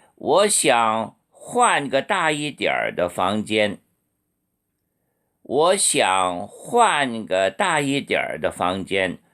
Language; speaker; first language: Chinese; non-native, fluent; Korean